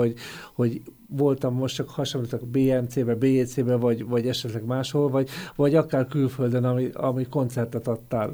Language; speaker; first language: Hungarian; native; Hungarian